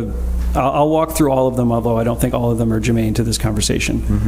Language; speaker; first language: English; native; English